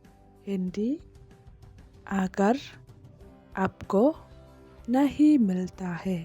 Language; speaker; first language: Hindi; non-native, local second language; Khasi